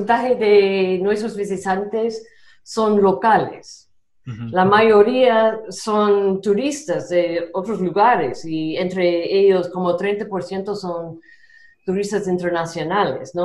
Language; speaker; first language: Spanish; non-native, fluent; English